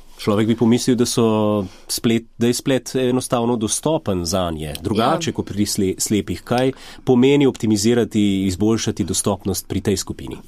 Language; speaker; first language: Slovenian; native; Slovenian